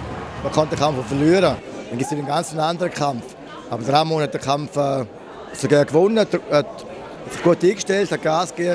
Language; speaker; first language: German; native; German